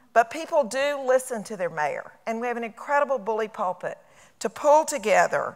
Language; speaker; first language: English; native; English